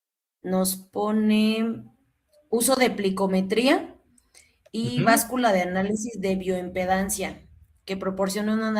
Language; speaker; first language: Spanish; native; Spanish